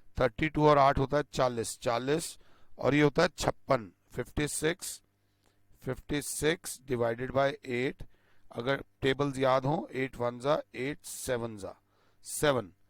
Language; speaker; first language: Hindi; native; Hindi